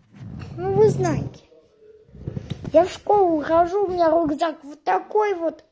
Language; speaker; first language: Russian; early bilingual, heritage; Russian